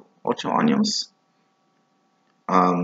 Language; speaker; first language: Spanish; non-native, learner; English